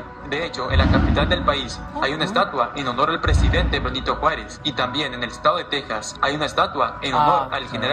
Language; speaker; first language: Spanish; native; Spanish